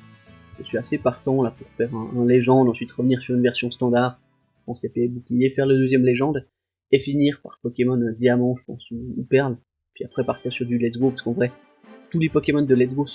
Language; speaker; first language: French; native; French